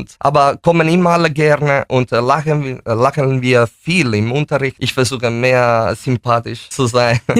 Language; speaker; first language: German; non-native, fluent; Italian